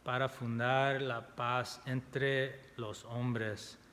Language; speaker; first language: Spanish; non-native, learner; English